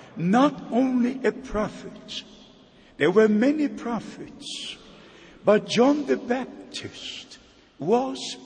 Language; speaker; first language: English; non-native, fluent; German